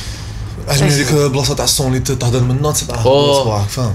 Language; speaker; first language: Arabic; native; Arabic